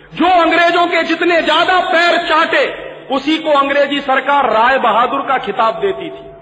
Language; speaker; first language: Hindi; native; Hindi